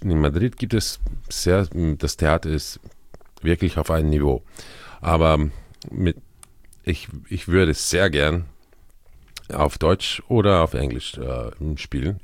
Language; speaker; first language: German; non-native, fluent; Croatian